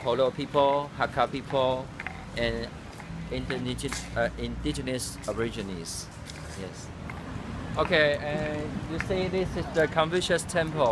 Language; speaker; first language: English; non-native, fluent; Chinese